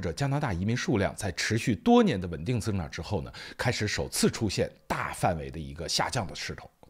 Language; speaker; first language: Chinese; native; Chinese